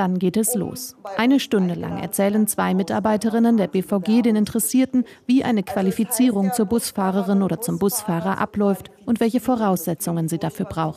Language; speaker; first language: German; native; German